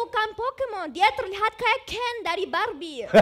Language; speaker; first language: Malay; non-native, learner; German